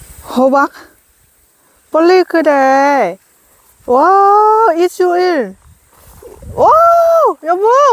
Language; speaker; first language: Korean; non-native, learner; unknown